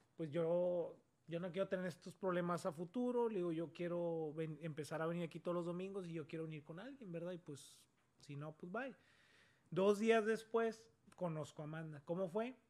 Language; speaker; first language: Spanish; native; Spanish